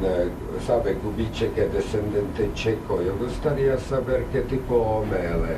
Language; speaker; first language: Portuguese; non-native, learner; Czech